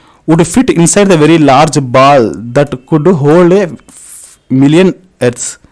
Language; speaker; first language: English; non-native, local second language; Telugu